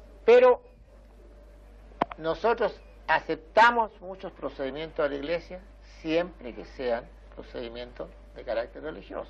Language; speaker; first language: Spanish; native; Spanish